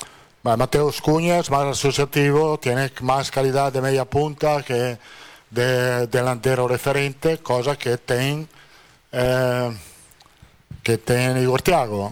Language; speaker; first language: Portuguese; non-native, learner; Italian